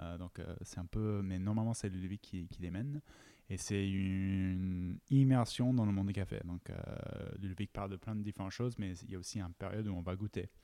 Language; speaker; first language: French; non-native, fluent; English